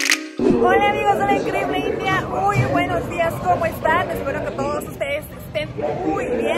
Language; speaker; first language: Spanish; native; Spanish